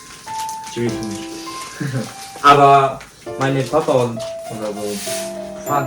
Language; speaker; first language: German; non-native, learner; Japanese